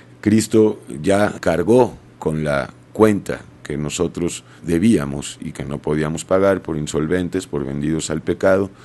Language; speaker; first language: Spanish; native; Spanish